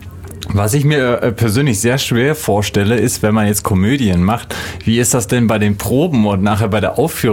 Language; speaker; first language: German; native; German